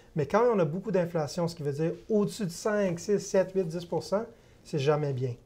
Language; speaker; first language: French; native; French